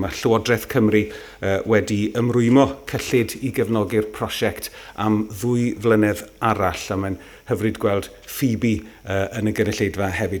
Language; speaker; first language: Welsh; native; Welsh